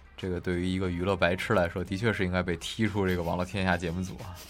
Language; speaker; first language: Chinese; native; Chinese